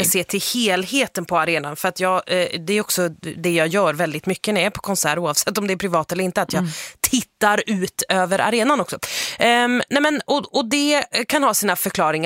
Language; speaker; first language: Swedish; native; Swedish